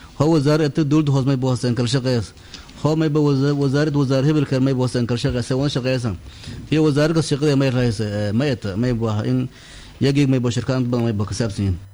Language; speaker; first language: Somali; non-native, local second language; Maay